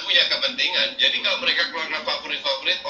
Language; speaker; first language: Indonesian; native; Indonesian